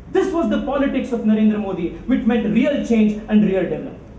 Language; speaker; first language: English; non-native, local second language; Kannada